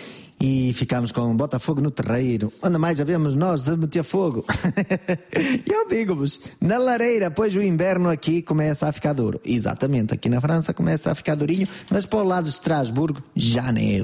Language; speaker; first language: Portuguese; native; Portuguese